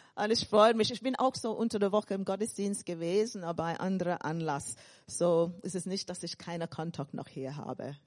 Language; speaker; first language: German; non-native, fluent; English